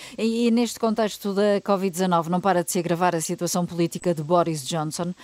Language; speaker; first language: Portuguese; native; Portuguese